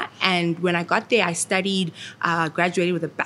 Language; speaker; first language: English; non-native, local second language; Shona